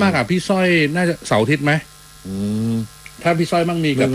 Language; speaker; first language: Thai; native; Thai